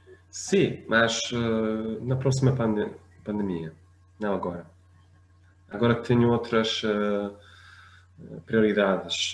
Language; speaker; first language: Portuguese; non-native, fluent; Arabic